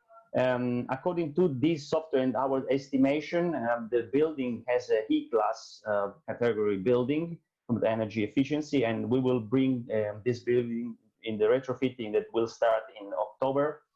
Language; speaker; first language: English; non-native, fluent; Italian